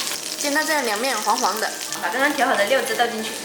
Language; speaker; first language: Chinese; native; Chinese